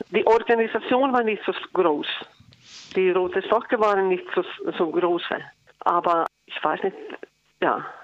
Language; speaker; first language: German; non-native, learner; Icelandic